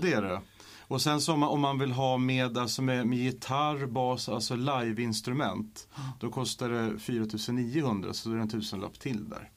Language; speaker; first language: Swedish; native; Swedish